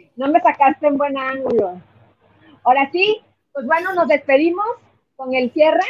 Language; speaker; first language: Spanish; native; Spanish